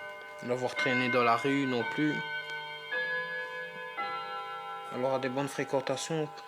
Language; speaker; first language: French; native; French